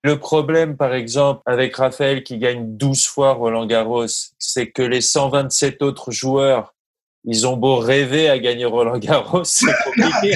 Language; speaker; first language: French; native; French